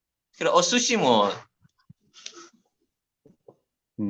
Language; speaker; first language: English; non-native, fluent; Malay